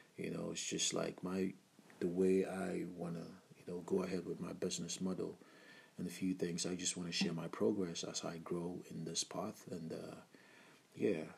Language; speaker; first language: English; non-native, local second language; Igbo